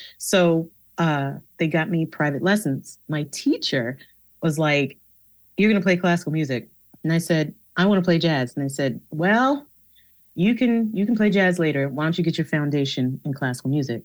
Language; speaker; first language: English; native; English